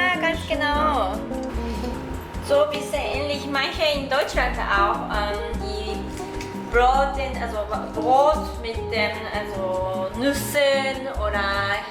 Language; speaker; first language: German; non-native, learner; Japanese